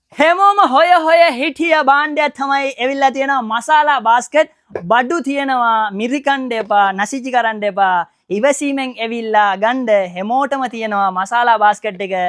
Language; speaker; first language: Sinhala; non-native, local second language; Tamil